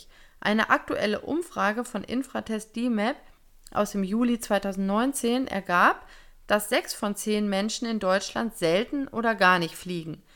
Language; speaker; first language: German; native; German